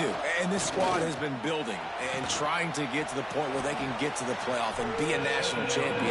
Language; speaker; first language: English; native; English